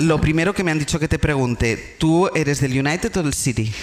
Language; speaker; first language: Spanish; native; Spanish